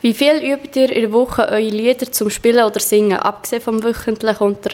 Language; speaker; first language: German; native; German